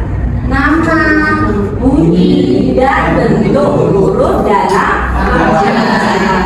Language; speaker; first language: Indonesian; native; Indonesian